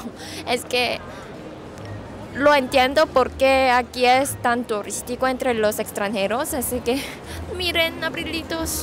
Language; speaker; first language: Spanish; non-native, fluent; Korean